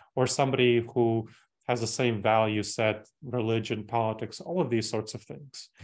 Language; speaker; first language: English; early bilingual, other home language; Russian